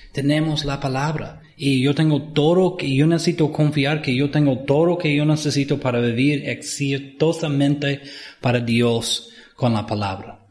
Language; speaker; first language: Spanish; non-native, fluent; English